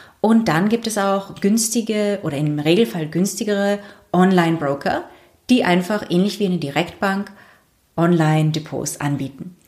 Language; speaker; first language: German; native; German